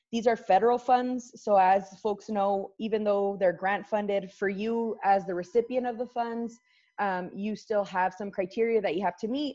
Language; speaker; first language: English; early bilingual, other home language; Spanish